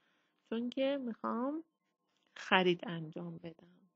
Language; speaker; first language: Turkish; non-native, fluent; Persian